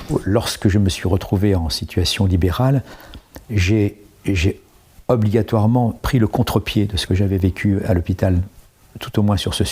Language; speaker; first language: French; native; French